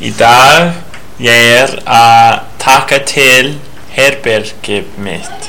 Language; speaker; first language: Icelandic; non-native, learner; English